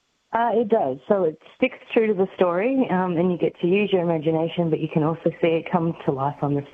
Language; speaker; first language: English; native; English